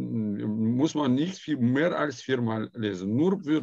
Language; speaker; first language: German; non-native, learner; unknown